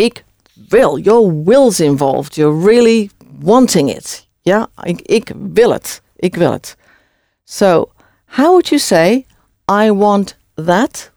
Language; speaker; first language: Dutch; non-native, fluent; English